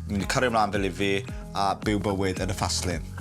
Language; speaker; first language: Welsh; native; Welsh